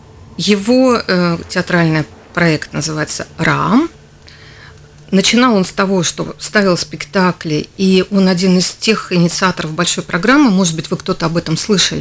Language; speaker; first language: Russian; native; Russian